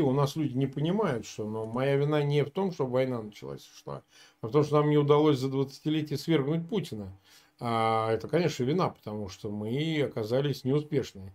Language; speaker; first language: Russian; native; Russian